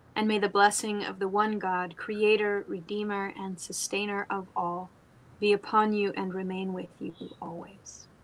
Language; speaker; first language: English; native; English